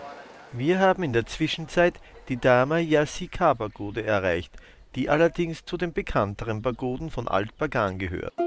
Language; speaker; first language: German; native; German